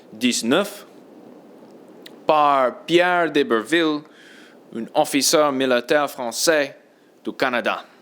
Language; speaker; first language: French; non-native, learner; English